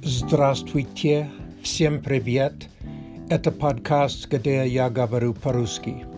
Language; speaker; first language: Russian; non-native, learner; English